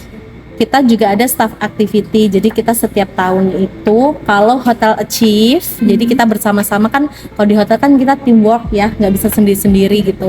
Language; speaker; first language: Indonesian; native; Indonesian